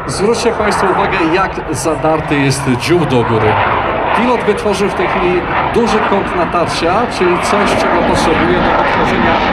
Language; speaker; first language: Polish; native; Polish